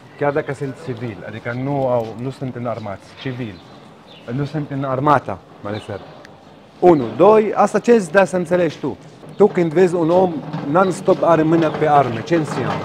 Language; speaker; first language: Romanian; non-native, fluent; Arabic